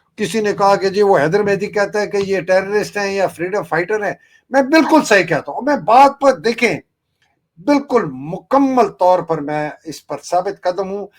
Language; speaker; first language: Urdu; native; Urdu